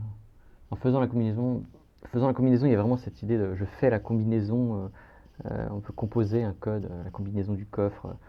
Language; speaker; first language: French; native; French